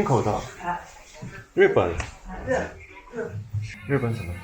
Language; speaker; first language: Chinese; non-native, fluent; Korean